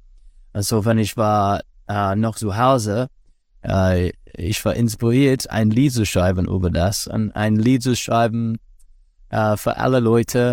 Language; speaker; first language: German; non-native, learner; English